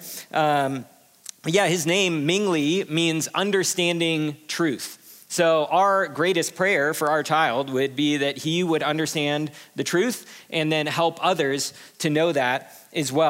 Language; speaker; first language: English; native; English